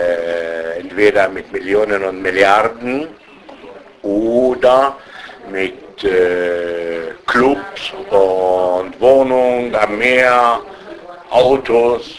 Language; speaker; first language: German; non-native, fluent; Arabic